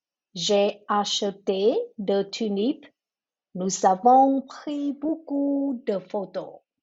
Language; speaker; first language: French; non-native, learner; Vietnamese